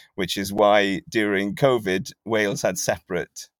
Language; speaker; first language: English; native; English